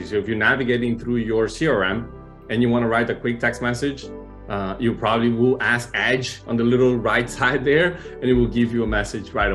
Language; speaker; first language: English; non-native, fluent; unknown